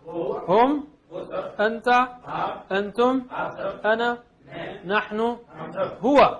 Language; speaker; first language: Arabic; non-native, fluent; Urdu